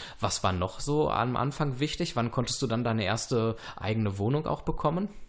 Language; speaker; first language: German; native; German